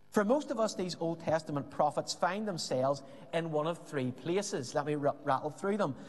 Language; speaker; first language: English; native; English